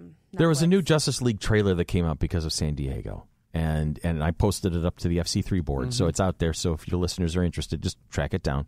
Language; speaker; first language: English; native; English